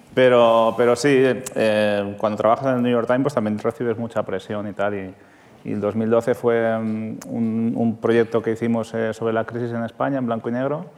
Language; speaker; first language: Spanish; native; Spanish